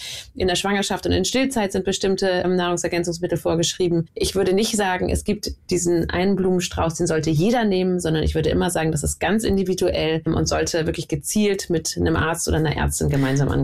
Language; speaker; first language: German; native; German